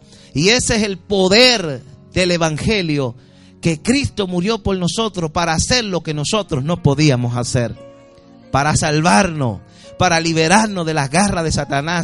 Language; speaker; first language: Spanish; native; Spanish